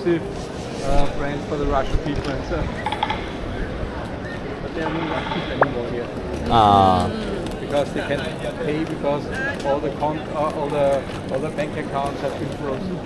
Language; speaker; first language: English; non-native, fluent; German